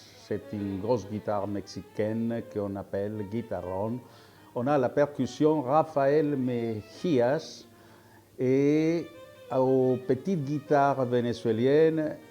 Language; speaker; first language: French; non-native, fluent; Spanish